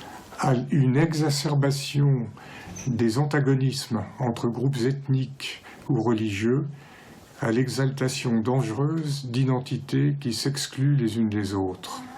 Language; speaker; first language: French; native; French